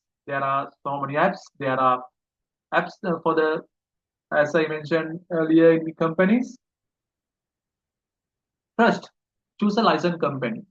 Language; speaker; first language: English; non-native, local second language; Sinhala